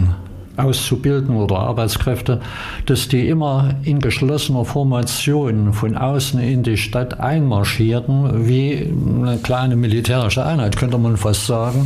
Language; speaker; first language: German; native; German